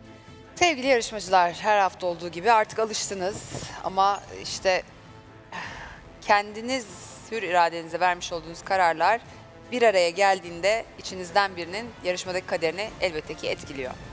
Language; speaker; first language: Turkish; native; Turkish